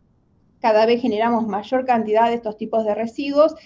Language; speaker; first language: Spanish; native; Spanish